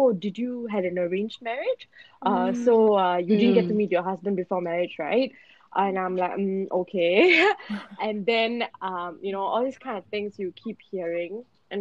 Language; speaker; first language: English; native; English